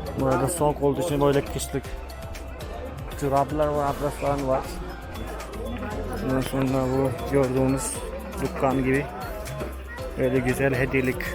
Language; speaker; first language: Turkish; non-native, fluent; Hindi